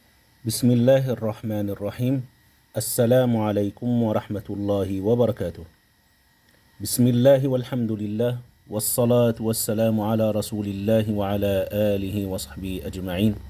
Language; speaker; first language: Arabic; non-native, fluent; Indonesian